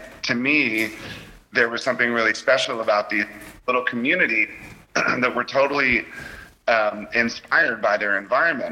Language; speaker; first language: English; native; English